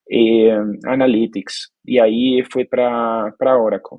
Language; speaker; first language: Portuguese; non-native, fluent; Spanish